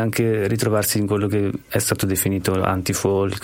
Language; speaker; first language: Italian; native; Italian